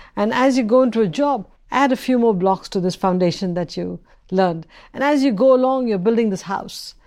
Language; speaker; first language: English; non-native, local second language; Tamil